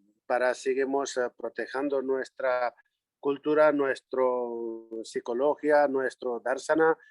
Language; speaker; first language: Spanish; non-native, learner; Nepali